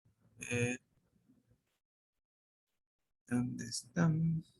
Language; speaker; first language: Spanish; native; Spanish